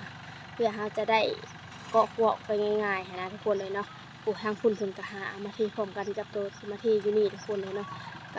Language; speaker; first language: Thai; non-native, local second language; Lao